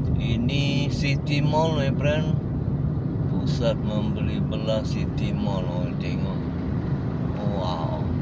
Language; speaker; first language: Malay; native; Malay